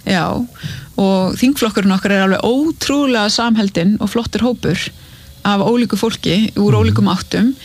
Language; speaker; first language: Icelandic; native; Icelandic